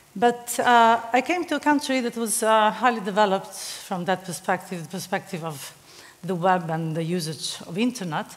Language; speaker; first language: English; non-native, fluent; Serbian